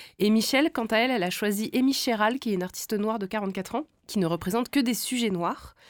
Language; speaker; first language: French; native; French